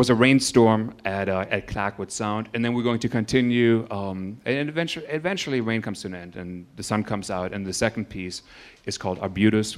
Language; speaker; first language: English; native; English